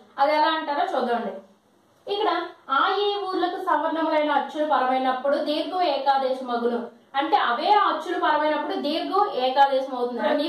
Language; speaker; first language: Telugu; non-native, local second language; Lambadi